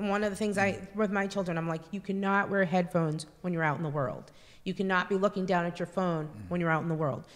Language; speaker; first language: English; native; English